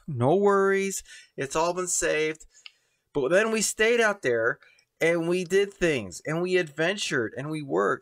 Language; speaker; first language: English; native; English